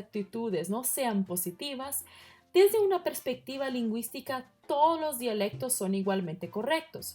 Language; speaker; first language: Spanish; non-native, fluent; Portuguese